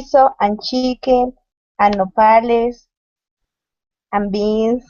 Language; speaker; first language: English; non-native, learner; Spanish